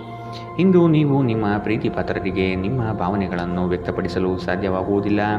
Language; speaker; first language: Kannada; native; Kannada